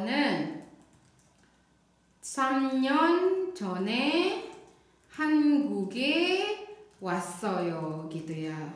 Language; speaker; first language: Korean; non-native, fluent; Indonesian